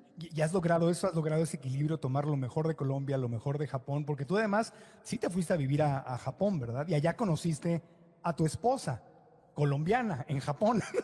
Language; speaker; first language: Spanish; native; Spanish